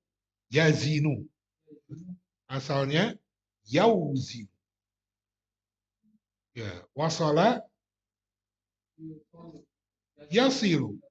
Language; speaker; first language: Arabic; non-native, fluent; Indonesian